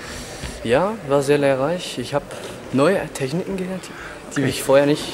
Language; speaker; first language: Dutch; non-native, learner; German